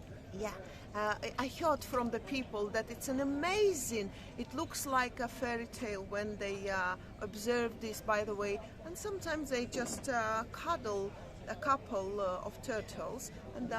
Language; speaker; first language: English; non-native, fluent; Russian